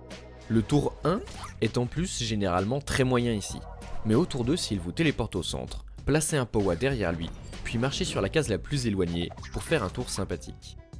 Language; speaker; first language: French; native; French